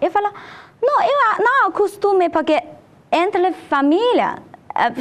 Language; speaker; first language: Portuguese; non-native, learner; Chinese